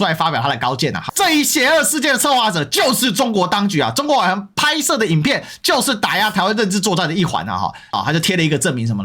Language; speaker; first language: Chinese; native; Chinese